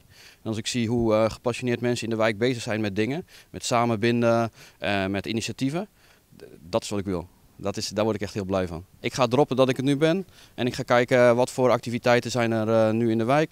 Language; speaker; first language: Dutch; native; Dutch